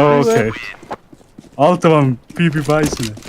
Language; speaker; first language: German; native; German